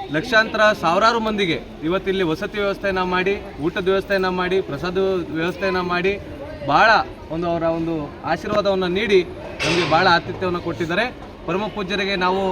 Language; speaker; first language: Kannada; non-native, local second language; Lambadi